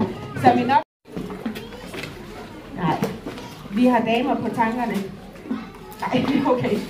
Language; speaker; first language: Danish; native; Danish